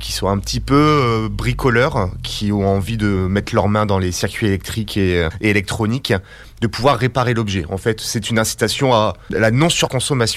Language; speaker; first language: French; native; French